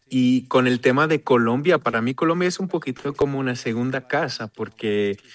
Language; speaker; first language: Spanish; non-native, fluent; Hebrew